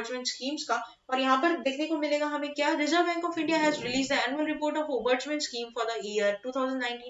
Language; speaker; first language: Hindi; native; Hindi